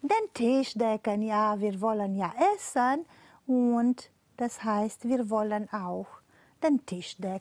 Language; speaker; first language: German; non-native, fluent; Romanian